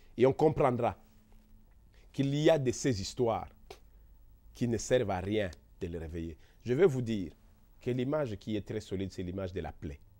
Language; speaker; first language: French; non-native, local second language; Kongo